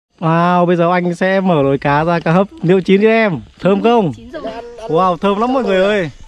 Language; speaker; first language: Vietnamese; native; Vietnamese